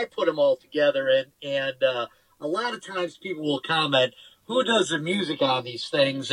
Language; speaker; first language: English; native; English